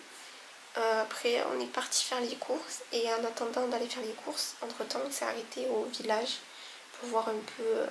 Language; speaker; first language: French; native; French